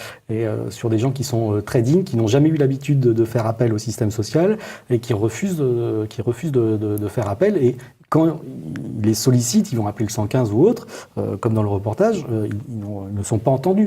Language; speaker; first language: French; native; French